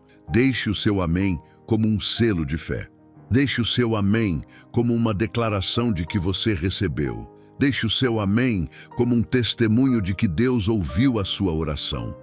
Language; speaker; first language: Portuguese; native; Portuguese